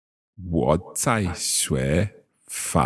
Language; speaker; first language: Chinese; non-native, learner; English